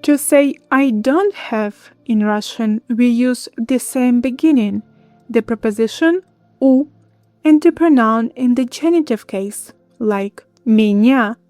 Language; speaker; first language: English; non-native, fluent; Russian